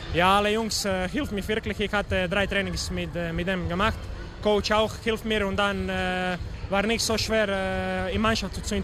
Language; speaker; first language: German; non-native, learner; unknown